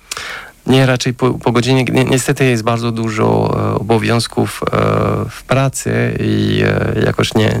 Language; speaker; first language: Polish; non-native, fluent; French